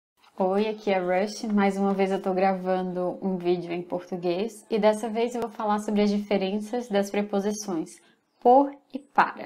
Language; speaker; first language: Portuguese; non-native, fluent; English